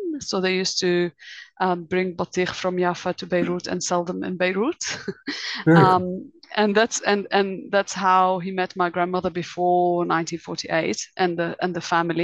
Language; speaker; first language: English; native; English